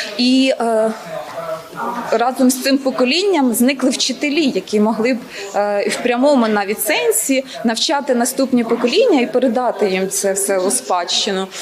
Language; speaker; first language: Ukrainian; native; Ukrainian